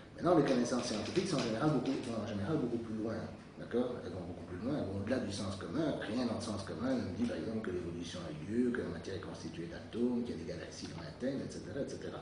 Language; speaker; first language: French; native; French